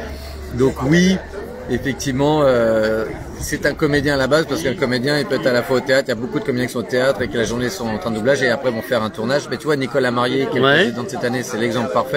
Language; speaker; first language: French; native; French